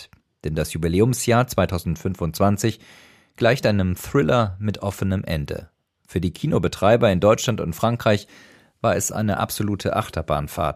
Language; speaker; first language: German; native; German